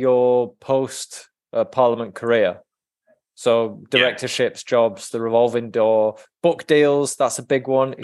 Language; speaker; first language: English; native; English